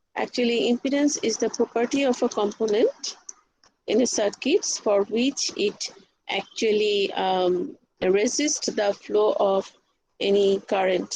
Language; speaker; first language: English; non-native, local second language; Bangla